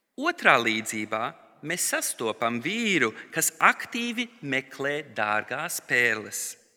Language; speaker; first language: Latvian; early bilingual, heritage; Latvian